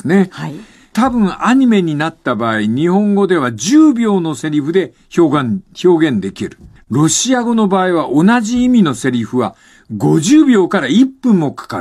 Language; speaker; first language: Japanese; native; Japanese